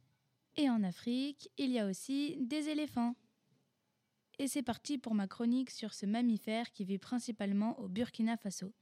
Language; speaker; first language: French; native; French